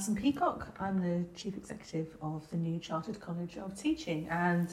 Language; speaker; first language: English; native; English